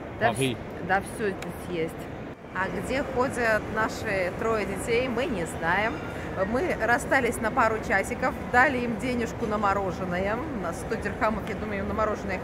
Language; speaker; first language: Russian; native; Russian